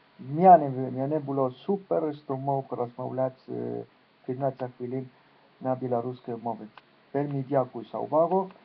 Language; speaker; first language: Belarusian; non-native, learner; Spanish